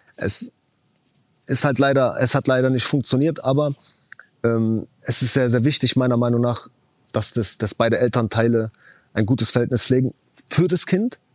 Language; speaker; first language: German; early bilingual, other home language; Chechen